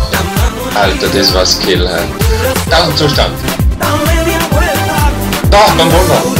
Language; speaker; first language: German; native; German